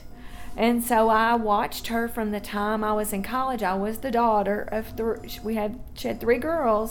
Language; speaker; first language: English; native; English